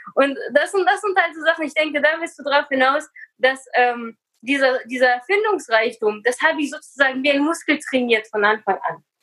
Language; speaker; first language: German; early bilingual, other home language; Russian